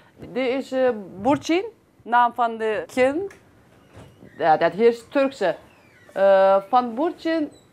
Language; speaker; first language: Dutch; non-native, learner; Turkish